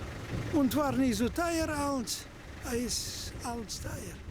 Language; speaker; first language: German; early bilingual, heritage; German